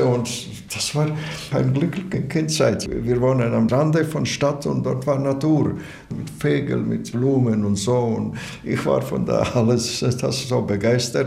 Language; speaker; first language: German; non-native, learner; Latvian